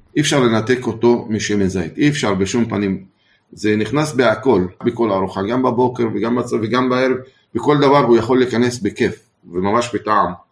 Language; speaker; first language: Hebrew; non-native, local second language; Arabic